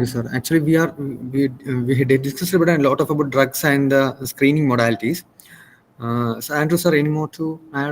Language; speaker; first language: English; non-native, local second language; Malayalam